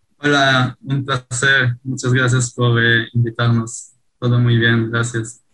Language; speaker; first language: Spanish; non-native, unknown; Hebrew